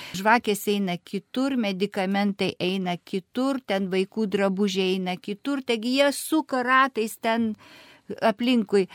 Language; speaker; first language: Lithuanian; non-native, fluent; Russian